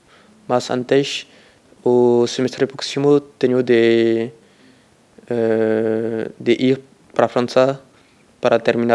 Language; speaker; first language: Portuguese; non-native, learner; French